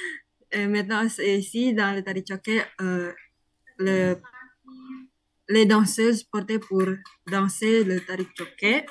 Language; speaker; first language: French; non-native, learner; Indonesian